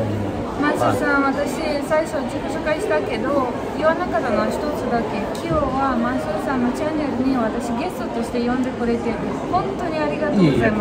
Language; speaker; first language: Japanese; non-native, fluent; Romanian